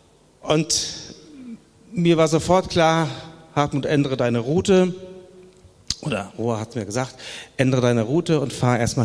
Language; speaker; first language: German; native; German